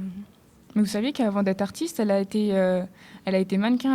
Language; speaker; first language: French; native; French